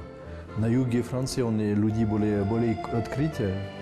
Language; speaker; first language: Russian; non-native, fluent; French